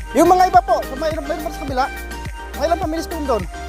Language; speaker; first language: Filipino; non-native, local second language; Cebuano